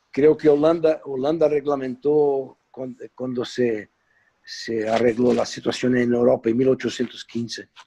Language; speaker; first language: Spanish; non-native, fluent; Portuguese